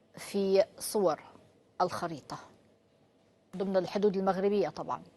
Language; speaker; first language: Arabic; native; Arabic